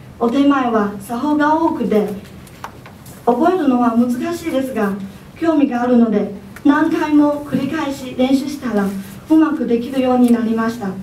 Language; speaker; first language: Japanese; non-native, fluent; Chinese